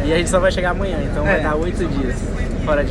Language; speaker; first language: Portuguese; native; Portuguese